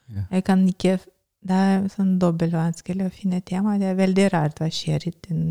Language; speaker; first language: Norwegian; non-native, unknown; Lithuanian